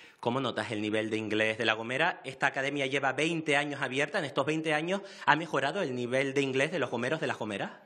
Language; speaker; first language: Spanish; native; Spanish